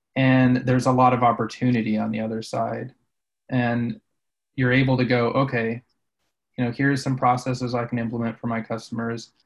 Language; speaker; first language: English; native; English